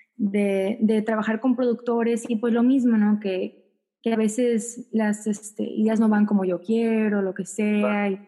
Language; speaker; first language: Spanish; early bilingual, heritage; Spanish